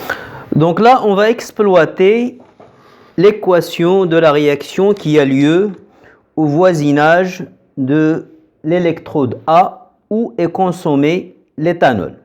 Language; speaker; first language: French; non-native, local second language; Arabic